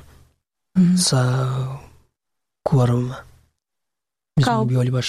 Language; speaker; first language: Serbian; non-native, learner; Pashto